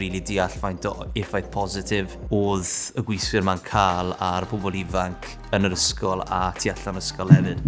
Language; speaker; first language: Welsh; native; Welsh